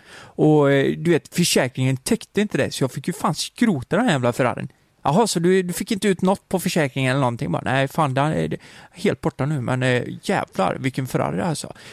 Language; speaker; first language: Swedish; native; Swedish